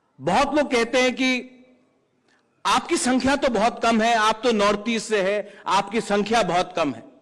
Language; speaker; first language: Hindi; non-native, local second language; Kok Borok